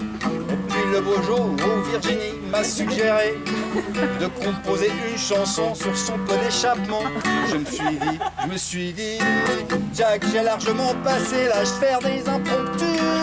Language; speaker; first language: French; native; French